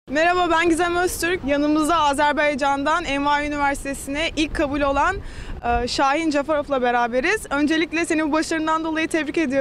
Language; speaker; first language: Turkish; native; Turkish